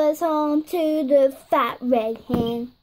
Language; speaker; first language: English; native; English